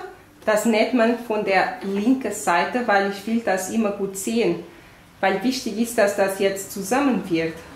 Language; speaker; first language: German; non-native, fluent; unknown